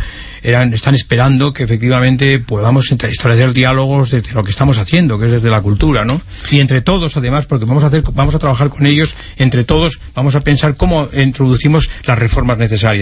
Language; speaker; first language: Spanish; native; Spanish